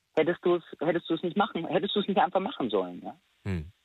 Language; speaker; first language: German; native; German